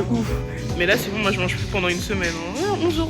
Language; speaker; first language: French; native; French